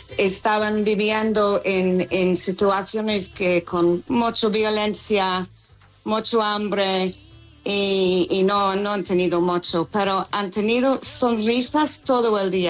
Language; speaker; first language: Spanish; non-native, fluent; English